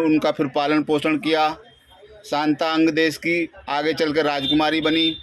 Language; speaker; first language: Hindi; native; Hindi